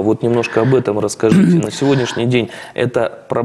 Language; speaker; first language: Russian; native; Russian